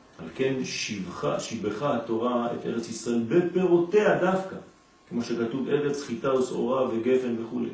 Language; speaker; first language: Hebrew; non-native, fluent; French